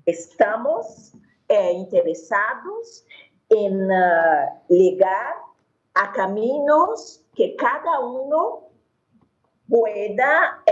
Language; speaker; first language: Spanish; non-native, fluent; Portuguese